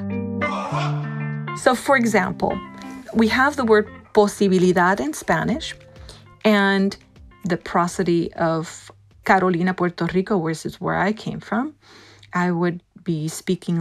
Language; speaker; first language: English; non-native, fluent; Spanish